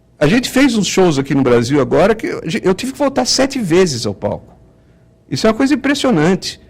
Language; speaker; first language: Portuguese; native; Portuguese